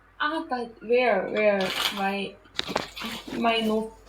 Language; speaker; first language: English; non-native, learner; Korean